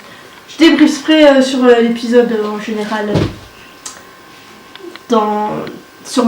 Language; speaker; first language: French; native; French